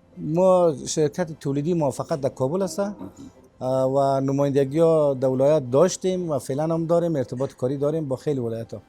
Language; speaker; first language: Persian; native; Persian